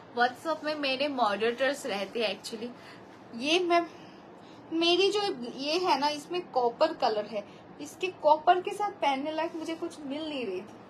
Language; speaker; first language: Hindi; non-native, local second language; Bangla